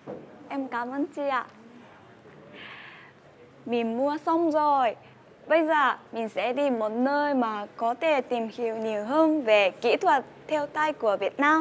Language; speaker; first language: Vietnamese; non-native, fluent; Japanese